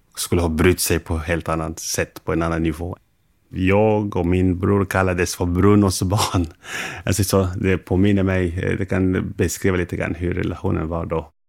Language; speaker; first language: Swedish; non-native, fluent; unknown